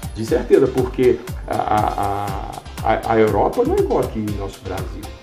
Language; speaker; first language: Portuguese; native; Portuguese